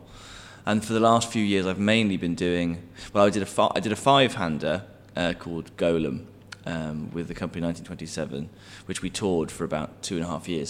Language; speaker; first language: English; native; English